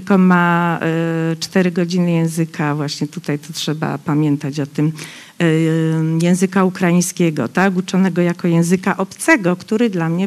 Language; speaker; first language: Polish; non-native, local second language; Rusyn